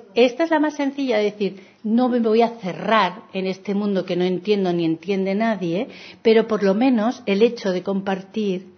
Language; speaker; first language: Spanish; non-native, local second language; Catalan